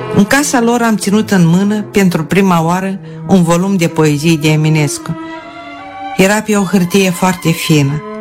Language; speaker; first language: Romanian; non-native, local second language; Russian